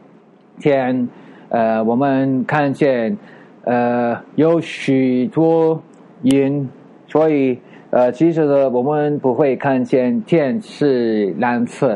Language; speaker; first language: Chinese; non-native, learner; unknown